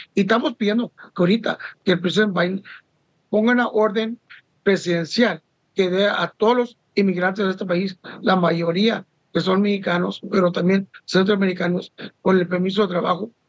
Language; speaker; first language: Spanish; early bilingual, heritage; Spanish